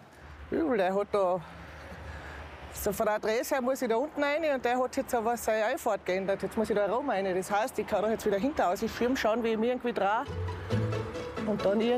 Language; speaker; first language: German; native; German